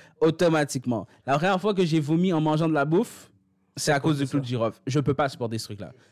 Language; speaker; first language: French; early bilingual, other home language; Haitian Creole